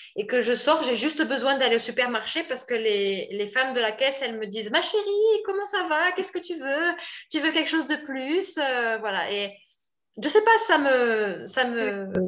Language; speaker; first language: French; native; French